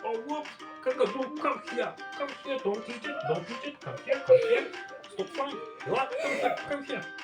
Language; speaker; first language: English; non-native, learner; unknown